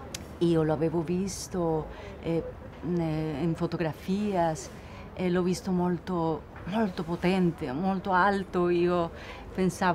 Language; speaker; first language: Italian; non-native, learner; Spanish